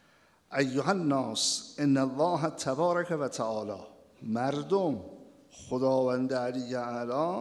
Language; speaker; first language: Persian; native; Persian